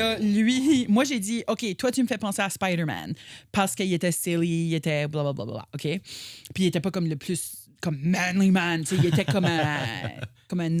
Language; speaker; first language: French; native; French